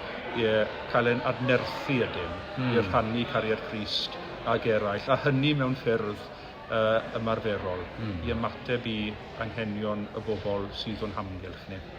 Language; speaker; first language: Welsh; native; Welsh